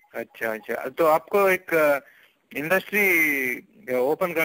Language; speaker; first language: Hindi; non-native, local second language; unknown